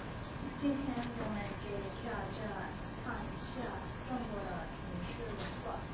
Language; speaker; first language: Chinese; non-native, learner; English